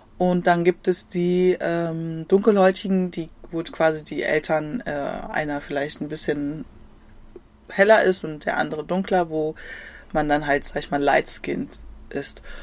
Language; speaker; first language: German; native; German